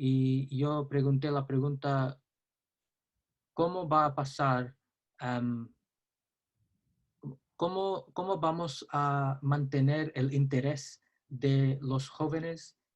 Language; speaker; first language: Spanish; non-native, learner; English